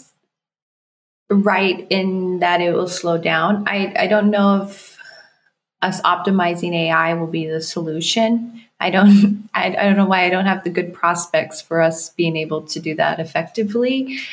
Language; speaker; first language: English; native; English